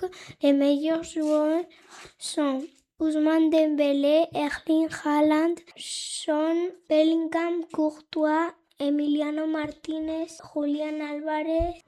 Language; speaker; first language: French; non-native, learner; Spanish